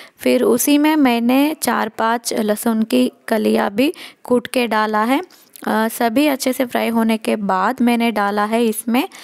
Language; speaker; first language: Hindi; non-native, local second language; Telugu